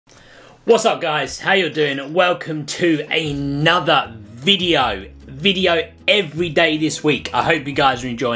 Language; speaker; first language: English; native; English